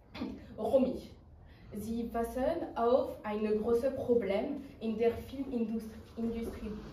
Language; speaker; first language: German; non-native, learner; French